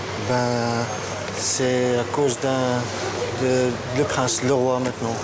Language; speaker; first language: French; non-native, learner; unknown